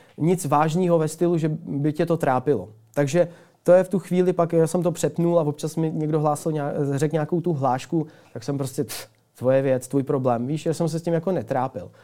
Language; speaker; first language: Czech; early bilingual, other home language; Ukrainian